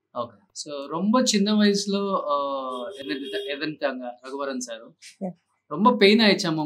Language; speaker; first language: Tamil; non-native, fluent; Telugu